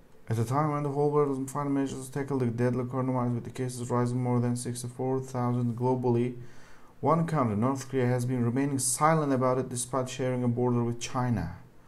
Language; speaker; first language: English; non-native, fluent; Turkish